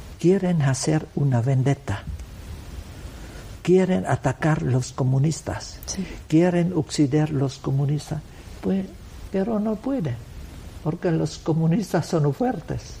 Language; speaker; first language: Spanish; non-native, learner; Vietnamese